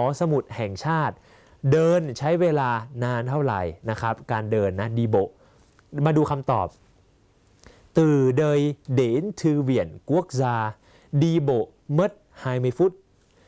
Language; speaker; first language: Thai; native; Thai